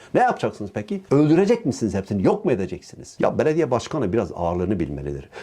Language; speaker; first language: Turkish; non-native, local second language; Kurdish